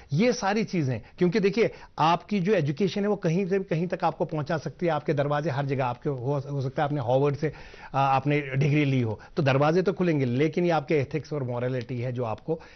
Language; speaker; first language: Hindi; non-native, local second language; Kashmiri